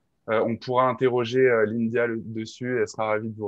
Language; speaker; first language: French; native; French